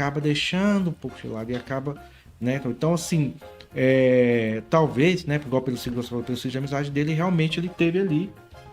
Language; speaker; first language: Portuguese; native; Portuguese